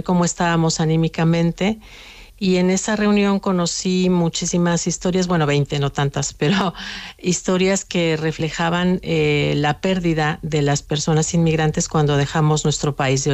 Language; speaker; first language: Spanish; native; Spanish